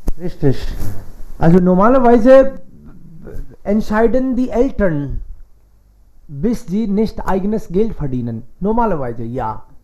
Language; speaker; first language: German; non-native, fluent; Hindi